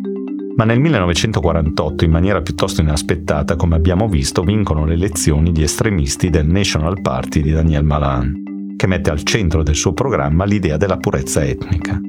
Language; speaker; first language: Italian; native; Italian